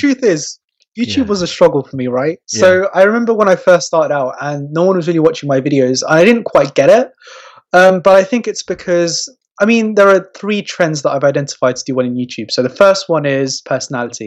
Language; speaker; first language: English; native; English